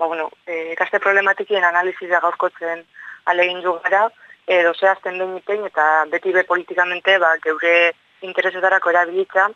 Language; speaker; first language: Basque; native; Basque